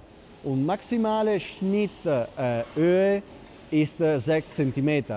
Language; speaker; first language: German; non-native, fluent; Italian